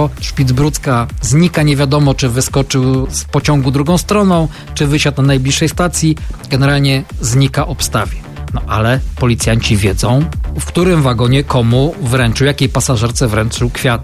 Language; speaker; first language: Polish; native; Polish